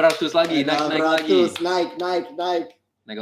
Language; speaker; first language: Indonesian; non-native, learner; English